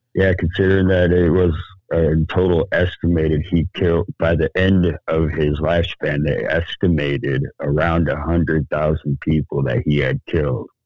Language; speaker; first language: English; native; English